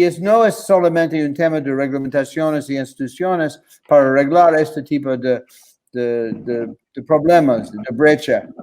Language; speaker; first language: Spanish; non-native, fluent; English